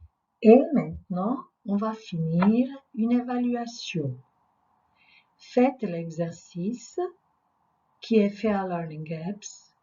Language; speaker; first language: French; non-native, fluent; Croatian